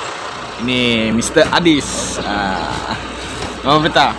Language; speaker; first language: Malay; non-native, local second language; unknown